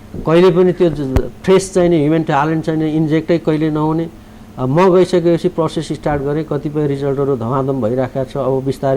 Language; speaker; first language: Nepali; native; Nepali